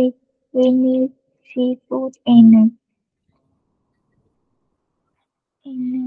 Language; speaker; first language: English; non-native, learner; Vietnamese